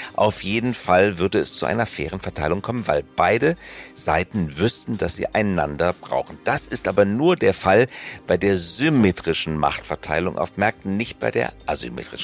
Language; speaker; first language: German; native; German